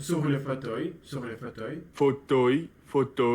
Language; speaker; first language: French; non-native, learner; Russian